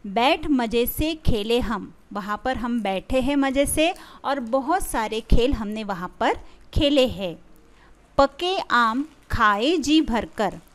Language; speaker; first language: Hindi; non-native, local second language; Marathi